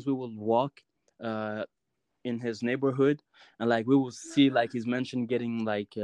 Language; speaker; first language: English; non-native, local second language; French